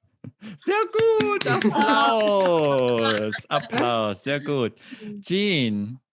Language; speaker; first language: German; non-native, fluent; English